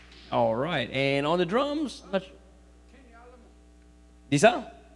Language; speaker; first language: English; early bilingual, other home language; French